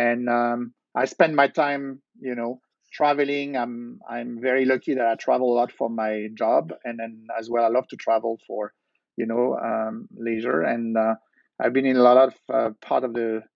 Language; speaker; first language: English; non-native, fluent; French